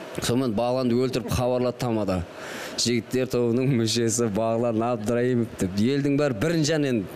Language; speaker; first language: Kazakh; native; Kazakh